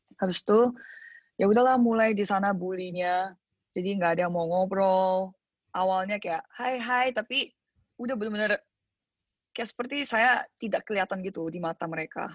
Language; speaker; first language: Indonesian; early bilingual, other home language; Korean